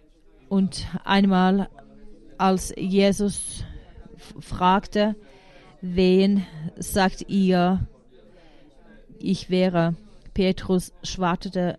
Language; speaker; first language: German; non-native, fluent; Finnish